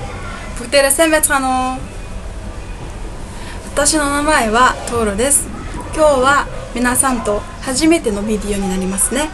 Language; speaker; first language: Japanese; non-native, fluent; Mongolian